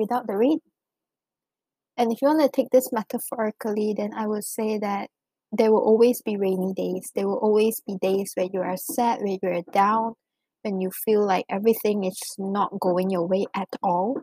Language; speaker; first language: English; non-native, local second language; Chinese